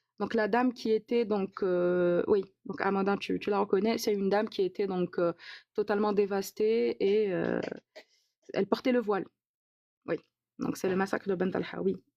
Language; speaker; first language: French; non-native, local second language; Arabic